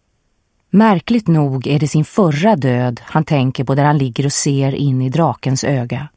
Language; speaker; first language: Swedish; native; Swedish